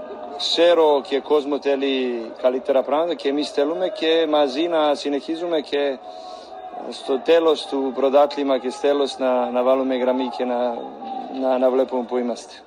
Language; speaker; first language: Greek; non-native, learner; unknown